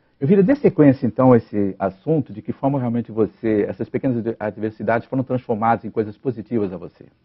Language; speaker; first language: Portuguese; native; Portuguese